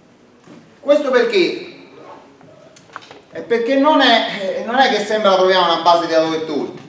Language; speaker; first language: Italian; native; Italian